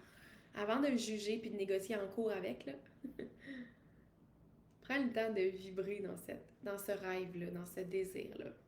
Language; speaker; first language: French; native; French